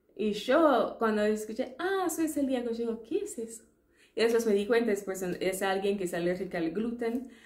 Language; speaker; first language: Spanish; non-native, fluent; English